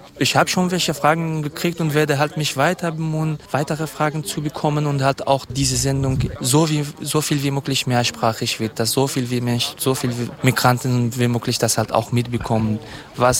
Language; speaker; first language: German; non-native, fluent; Kurdish